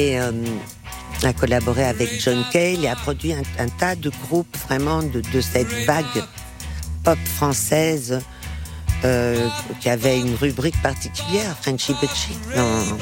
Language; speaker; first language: French; non-native, fluent; Portuguese